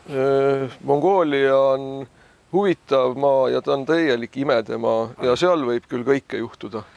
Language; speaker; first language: Estonian; native; Estonian